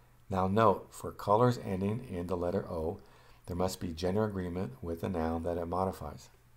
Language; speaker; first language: English; native; English